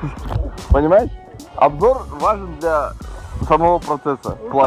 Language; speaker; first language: Russian; native; Russian